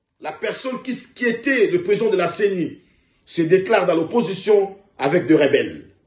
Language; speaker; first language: French; non-native, local second language; Lingala